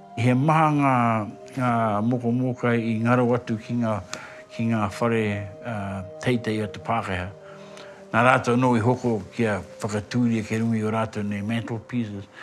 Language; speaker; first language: Māori; native; Māori